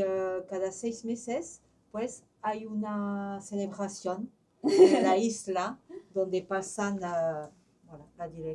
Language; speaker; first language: Spanish; non-native, local second language; French